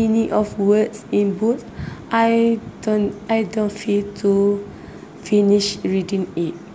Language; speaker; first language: English; non-native, learner; Malay